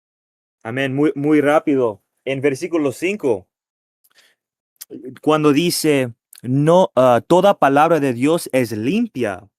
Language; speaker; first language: Spanish; non-native, fluent; English